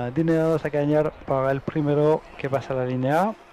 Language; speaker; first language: Spanish; non-native, learner; French